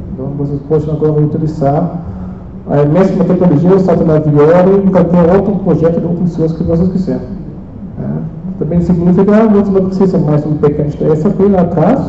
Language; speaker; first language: Portuguese; non-native, fluent; German